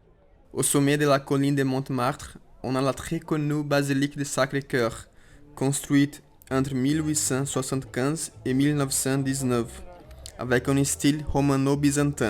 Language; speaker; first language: French; non-native, learner; Portuguese